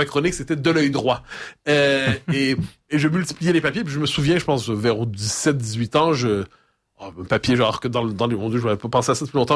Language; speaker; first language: French; native; French